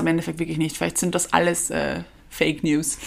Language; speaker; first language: German; native; German